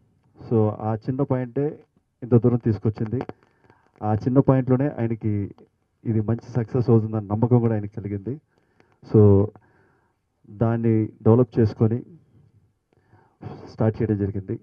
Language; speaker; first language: Telugu; native; Telugu